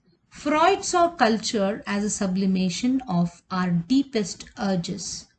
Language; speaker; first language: English; non-native, local second language; Kannada